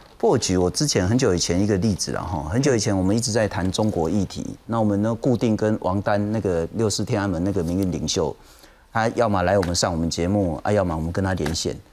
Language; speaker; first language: Chinese; native; Chinese